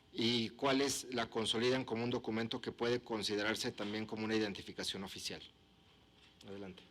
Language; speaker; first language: Spanish; native; Spanish